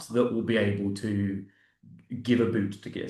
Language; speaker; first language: English; native; English